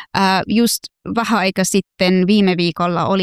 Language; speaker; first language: Finnish; non-native, fluent; Persian